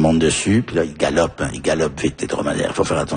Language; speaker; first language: French; native; French